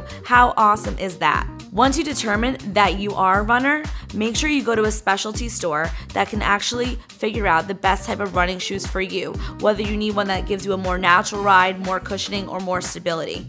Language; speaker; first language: English; native; English